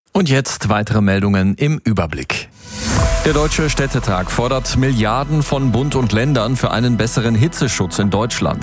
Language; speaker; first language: German; native; German